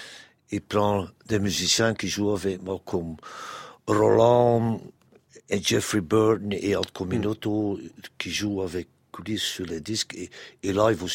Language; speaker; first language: French; non-native, local second language; Dutch